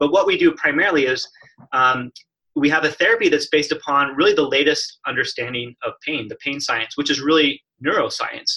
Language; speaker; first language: English; native; English